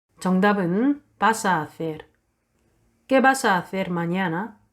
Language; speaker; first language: Spanish; non-native, fluent; Korean